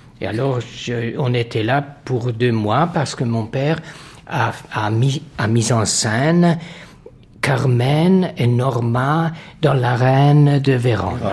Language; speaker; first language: French; non-native, fluent; Hungarian